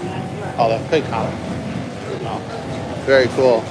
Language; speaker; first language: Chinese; non-native, fluent; English